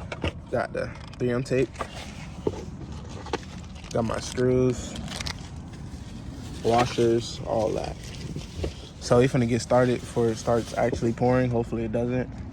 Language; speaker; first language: English; native; English